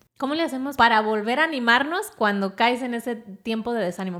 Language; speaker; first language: Spanish; early bilingual, heritage; Spanish